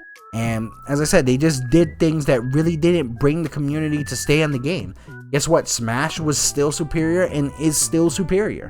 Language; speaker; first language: English; native; English